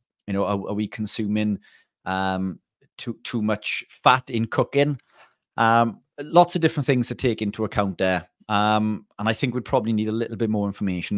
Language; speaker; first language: English; native; English